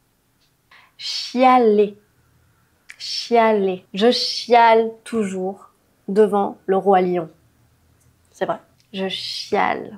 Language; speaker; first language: French; native; French